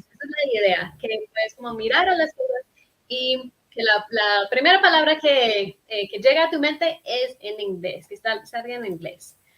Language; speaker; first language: Spanish; non-native, fluent; English